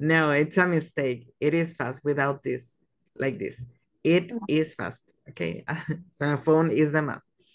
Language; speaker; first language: English; non-native, fluent; Spanish